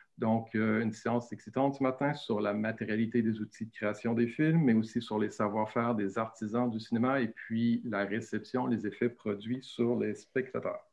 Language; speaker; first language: French; native; French